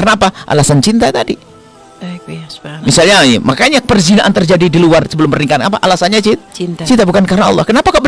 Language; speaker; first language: Indonesian; native; Indonesian